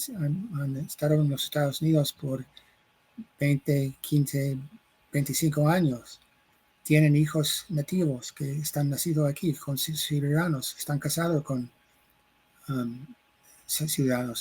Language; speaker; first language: Spanish; non-native, fluent; English